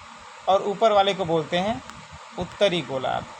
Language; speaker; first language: Hindi; native; Hindi